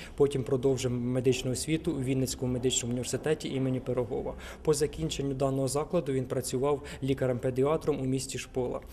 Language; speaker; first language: Ukrainian; native; Ukrainian